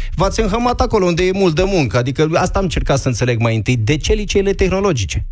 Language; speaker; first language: Romanian; native; Romanian